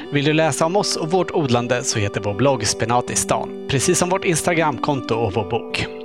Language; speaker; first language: Swedish; native; Swedish